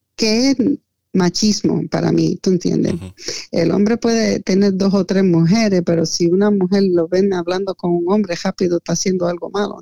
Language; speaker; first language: Spanish; early bilingual, heritage; Spanish